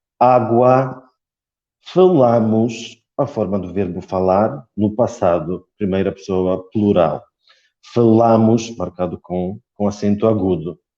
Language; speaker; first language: Portuguese; non-native, fluent; Polish